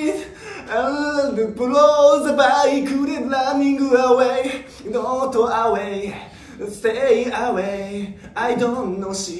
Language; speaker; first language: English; non-native, learner; Japanese